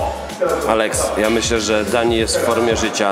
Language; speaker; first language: Polish; native; Polish